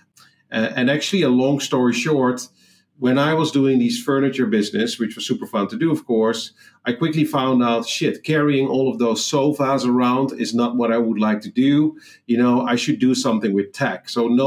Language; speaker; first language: English; non-native, fluent; Dutch